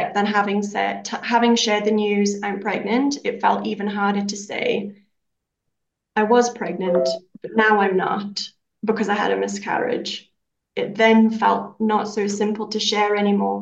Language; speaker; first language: English; native; English